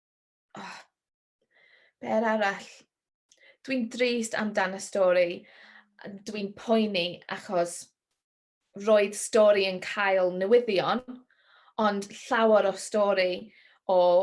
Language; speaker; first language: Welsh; non-native, learner; English